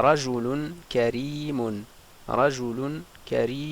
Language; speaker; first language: Arabic; non-native, fluent; French